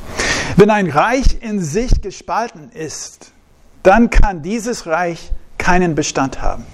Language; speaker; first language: German; non-native, fluent; English